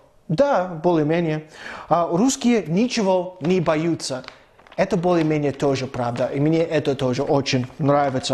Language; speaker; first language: Russian; non-native, fluent; English